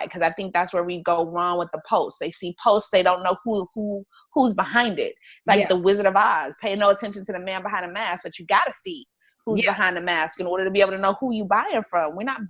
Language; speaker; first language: English; native; English